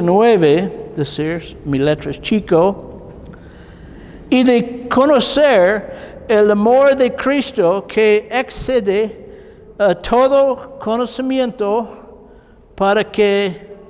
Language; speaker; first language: Spanish; non-native, learner; English